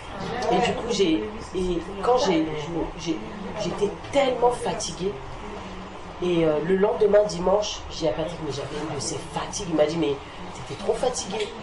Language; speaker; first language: French; native; French